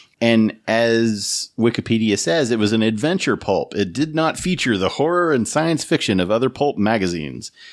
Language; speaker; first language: English; native; English